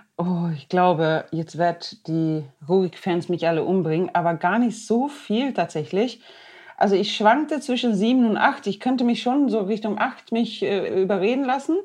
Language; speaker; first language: German; non-native, fluent; Swedish